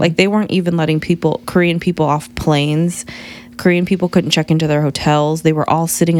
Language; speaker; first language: English; native; English